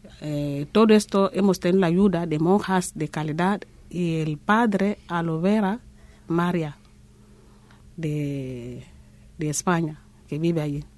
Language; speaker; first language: Spanish; non-native, learner; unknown